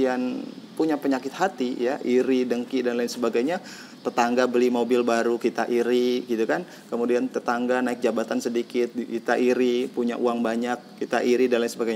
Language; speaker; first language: Indonesian; native; Indonesian